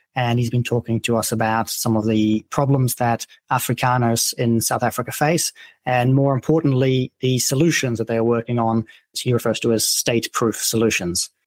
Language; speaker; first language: English; non-native, fluent; Dutch